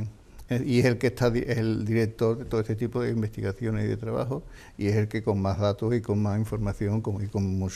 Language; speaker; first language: Spanish; native; Spanish